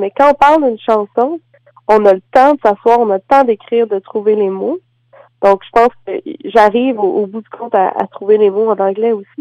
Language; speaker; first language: French; native; French